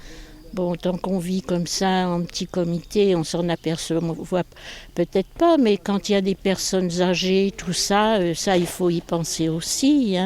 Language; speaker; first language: French; native; French